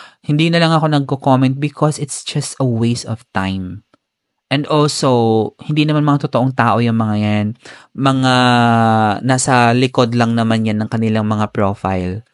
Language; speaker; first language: Filipino; non-native, local second language; Cebuano